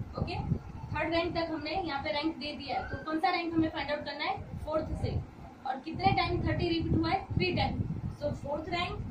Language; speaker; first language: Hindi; non-native, local second language; Gujarati